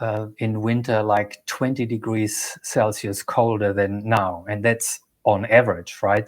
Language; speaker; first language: English; non-native, fluent; German